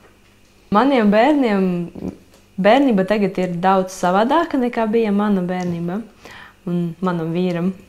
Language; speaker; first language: Latvian; non-native, local second language; Russian